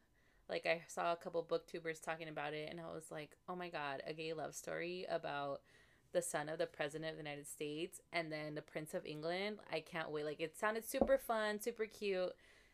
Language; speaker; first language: English; native; English